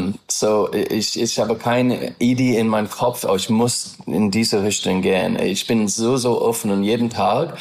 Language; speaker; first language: German; non-native, learner; English